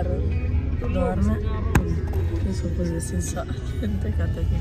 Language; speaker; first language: Italian; early bilingual, heritage; Filipino